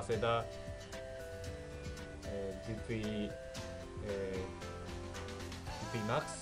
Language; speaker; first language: French; non-native, learner; Japanese